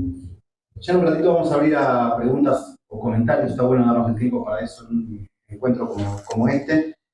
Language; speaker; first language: Spanish; native; Spanish